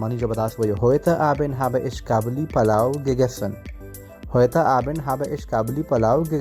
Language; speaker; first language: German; non-native, fluent; Pashto